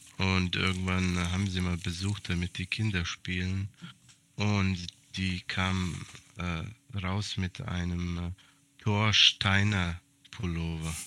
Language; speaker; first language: German; early bilingual, other home language; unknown